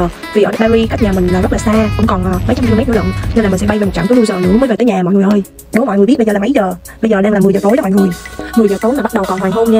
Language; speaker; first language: Vietnamese; native; Vietnamese